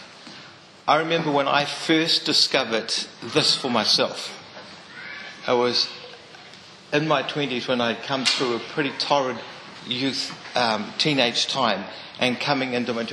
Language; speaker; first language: English; native; English